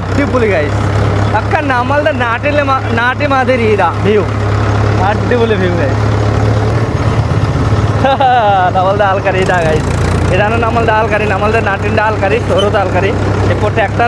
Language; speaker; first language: Malayalam; non-native, learner; Bangla